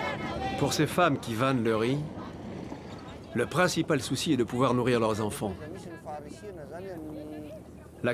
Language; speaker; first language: French; native; French